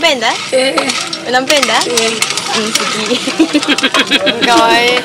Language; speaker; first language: Japanese; non-native, learner; Swahili